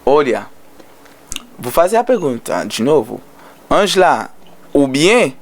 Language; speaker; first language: Portuguese; non-native, learner; Haitian Creole